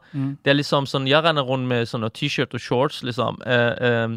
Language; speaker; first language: Danish; non-native, fluent; Persian